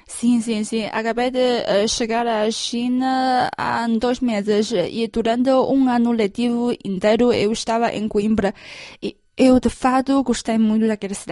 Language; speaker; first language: Portuguese; non-native, fluent; Chinese